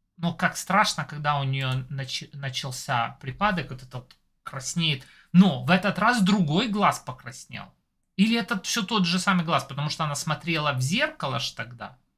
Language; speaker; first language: Russian; native; Russian